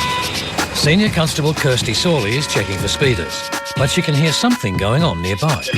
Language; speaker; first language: English; native; English